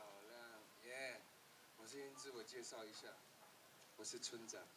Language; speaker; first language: Chinese; native; Chinese